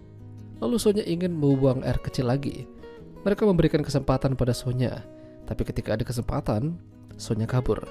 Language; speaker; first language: Indonesian; non-native, local second language; Javanese